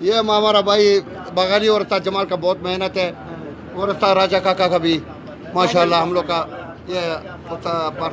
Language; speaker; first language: Hindi; non-native, learner; Arabic